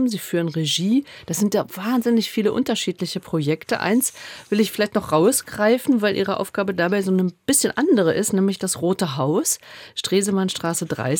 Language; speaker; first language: German; native; German